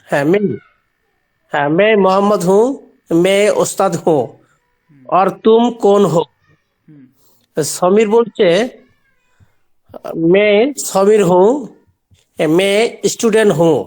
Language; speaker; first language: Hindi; non-native, learner; Bangla